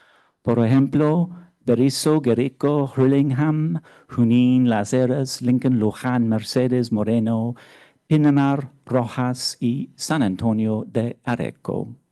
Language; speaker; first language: Spanish; non-native, fluent; English